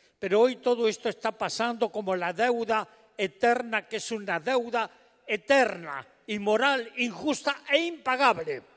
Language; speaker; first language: Spanish; native; Spanish